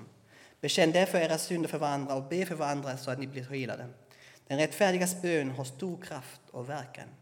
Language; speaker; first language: Swedish; non-native, fluent; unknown